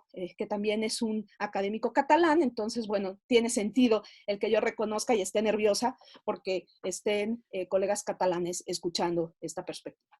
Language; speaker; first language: Spanish; native; Spanish